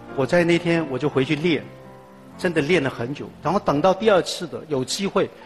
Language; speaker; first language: Chinese; non-native, fluent; Cantonese